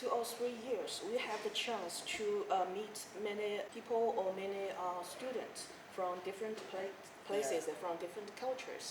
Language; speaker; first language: English; non-native, fluent; Chinese